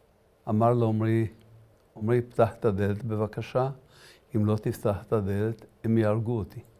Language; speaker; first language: Hebrew; early bilingual, other home language; Arabic